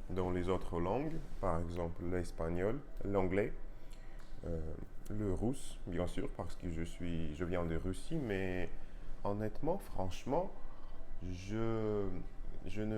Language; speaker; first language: French; non-native, learner; Russian